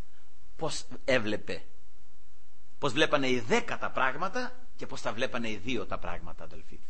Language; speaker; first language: Greek; native; Greek